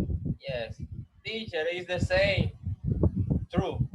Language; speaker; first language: English; non-native, learner; Spanish